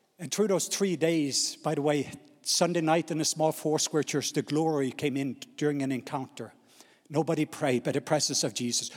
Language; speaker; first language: English; non-native, fluent; Norwegian